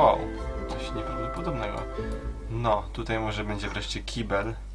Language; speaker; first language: Polish; native; Polish